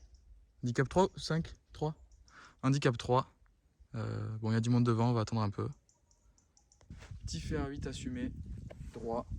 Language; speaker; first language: French; native; French